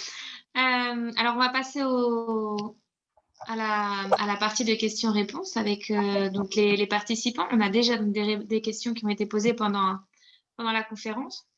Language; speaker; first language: French; native; French